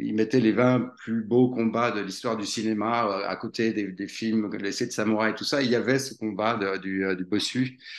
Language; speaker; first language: French; native; French